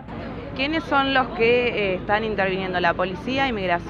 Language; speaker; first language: Spanish; native; Spanish